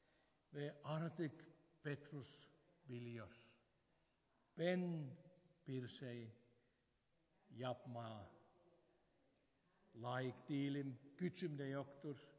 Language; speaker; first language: Turkish; non-native, fluent; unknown